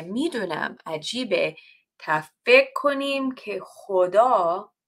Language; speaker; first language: Persian; non-native, fluent; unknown